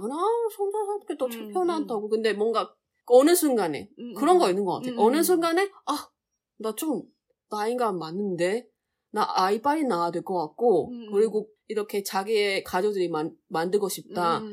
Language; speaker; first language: Korean; non-native, learner; Chinese